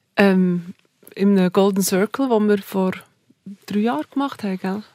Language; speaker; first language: German; native; German